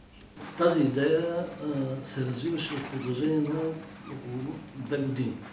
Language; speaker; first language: Bulgarian; native; Bulgarian